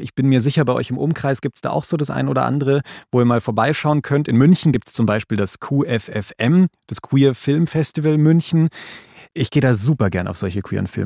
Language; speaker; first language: German; native; German